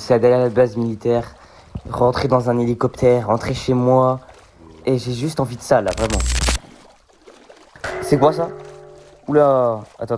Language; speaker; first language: French; native; French